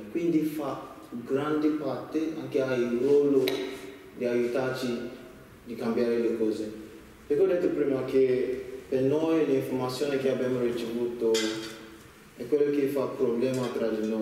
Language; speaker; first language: Italian; non-native, learner; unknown